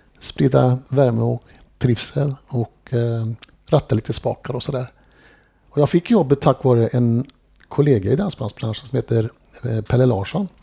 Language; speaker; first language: Swedish; native; Swedish